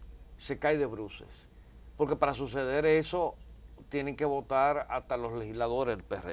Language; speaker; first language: Spanish; native; Spanish